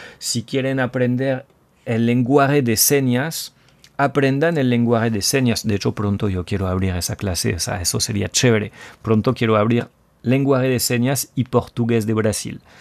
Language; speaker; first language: Spanish; non-native, fluent; French